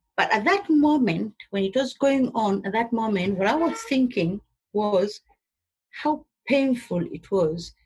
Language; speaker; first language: English; non-native, local second language; Somali